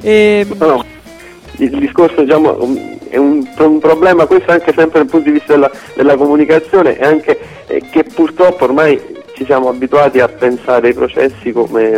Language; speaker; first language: Italian; native; Italian